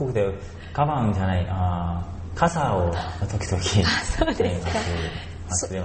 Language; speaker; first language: Japanese; non-native, learner; Korean